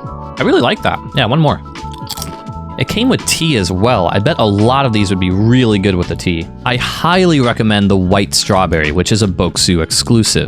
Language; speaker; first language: English; native; English